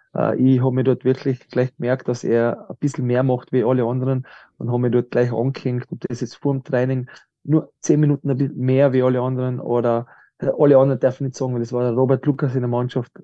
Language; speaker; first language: German; native; German